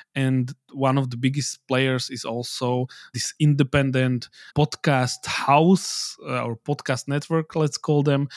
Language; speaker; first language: English; non-native, fluent; Slovak